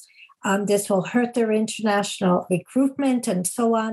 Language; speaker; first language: English; native; English